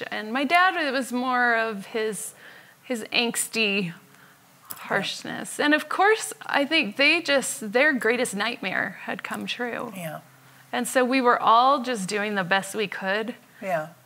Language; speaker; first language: English; native; English